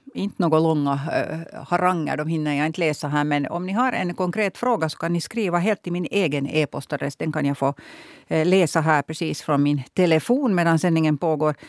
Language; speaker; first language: Swedish; native; Swedish